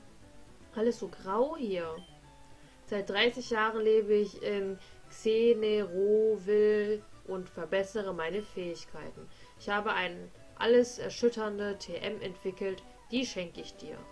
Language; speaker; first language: German; native; German